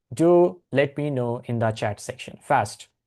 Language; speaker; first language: English; non-native, fluent; Bangla